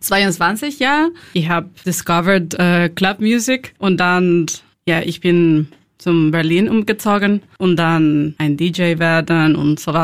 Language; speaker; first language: German; non-native, learner; Spanish